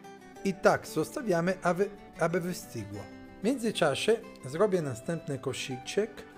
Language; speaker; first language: Polish; non-native, fluent; Italian